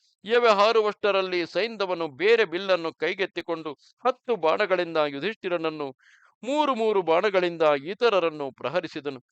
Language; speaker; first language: Kannada; native; Kannada